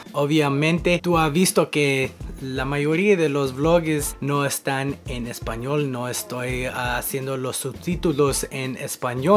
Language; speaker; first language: Spanish; non-native, learner; English